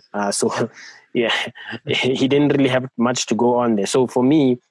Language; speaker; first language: English; non-native, local second language; Southern Sotho